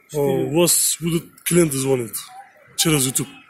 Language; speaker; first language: Russian; non-native, local second language; Kyrgyz